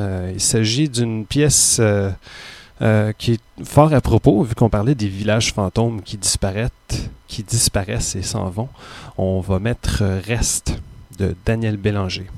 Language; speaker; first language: French; native; French